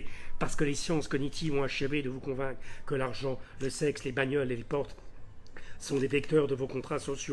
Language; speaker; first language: French; native; French